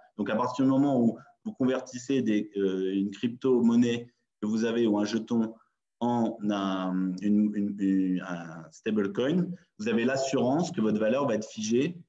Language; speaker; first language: French; native; French